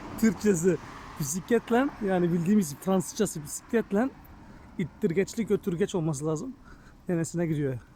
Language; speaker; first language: Turkish; early bilingual, heritage; Turkish